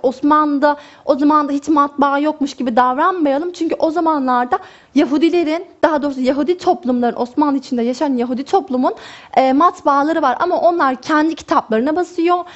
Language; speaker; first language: Turkish; native; Turkish